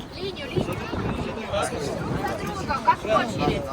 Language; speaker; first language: Russian; native; Russian